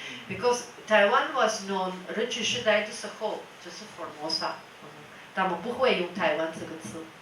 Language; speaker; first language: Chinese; non-native, fluent; Dutch